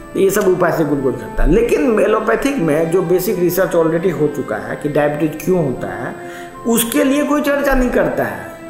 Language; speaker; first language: Hindi; native; Hindi